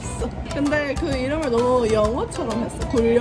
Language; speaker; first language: Korean; early bilingual, heritage; English